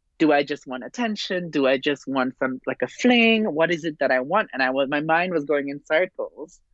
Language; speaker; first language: English; non-native, fluent; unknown